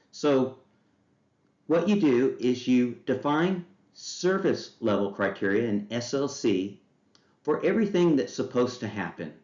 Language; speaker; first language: English; native; English